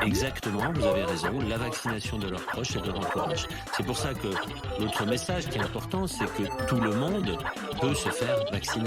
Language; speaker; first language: French; native; French